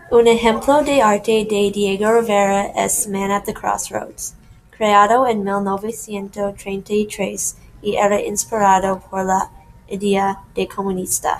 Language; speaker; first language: Spanish; non-native, learner; English